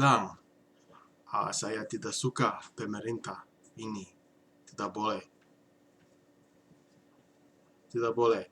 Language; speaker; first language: Indonesian; non-native, learner; English